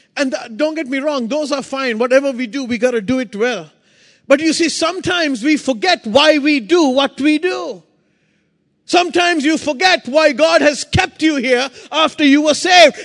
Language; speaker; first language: English; non-native, local second language; Sinhala